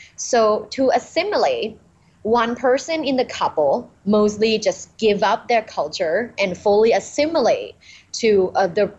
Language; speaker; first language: English; non-native, fluent; Thai